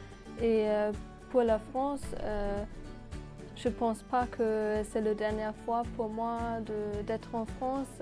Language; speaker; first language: French; non-native, fluent; German